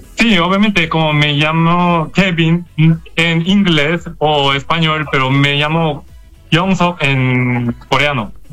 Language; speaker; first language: Spanish; non-native, learner; Korean